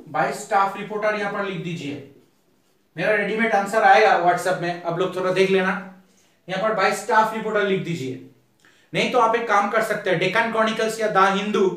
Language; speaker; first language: Hindi; non-native, local second language; Bangla